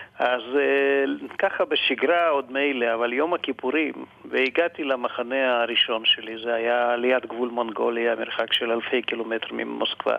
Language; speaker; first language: Hebrew; non-native, fluent; Russian